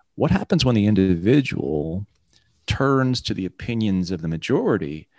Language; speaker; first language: English; native; English